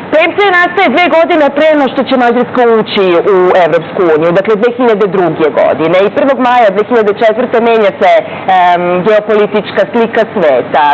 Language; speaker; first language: Serbian; native; Serbian